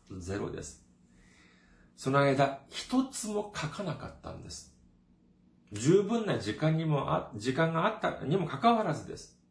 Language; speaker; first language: Japanese; non-native, fluent; Korean